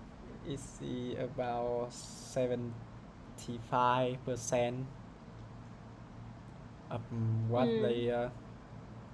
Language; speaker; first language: English; non-native, learner; Vietnamese